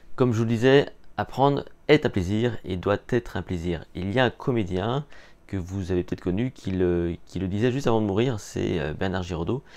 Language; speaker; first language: French; native; French